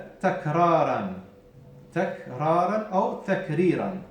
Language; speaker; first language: Arabic; non-native, fluent; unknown